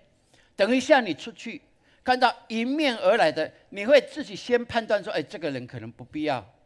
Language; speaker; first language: Chinese; native; Chinese